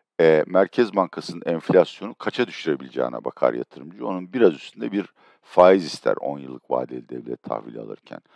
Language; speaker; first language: Turkish; native; Turkish